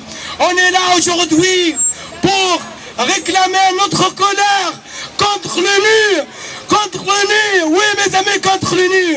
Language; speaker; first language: French; non-native, learner; Arabic